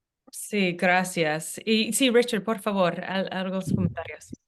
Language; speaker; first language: Spanish; non-native, fluent; English